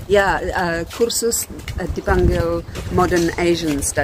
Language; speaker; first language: Indonesian; non-native, fluent; English